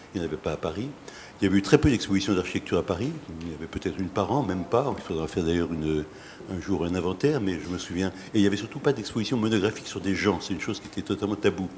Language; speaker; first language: French; native; French